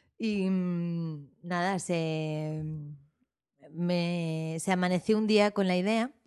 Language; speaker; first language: Spanish; native; Spanish